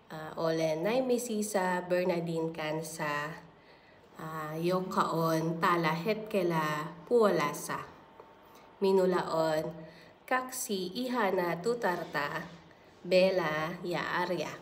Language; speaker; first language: Finnish; non-native, learner; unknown